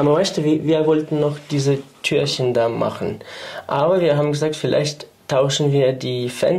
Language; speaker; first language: German; non-native, fluent; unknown